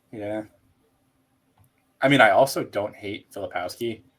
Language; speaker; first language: English; native; English